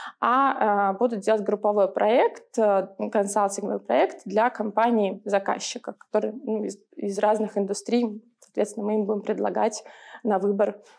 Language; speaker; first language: Russian; native; Russian